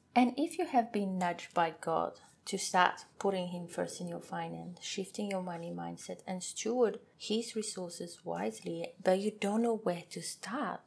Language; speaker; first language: English; non-native, fluent; French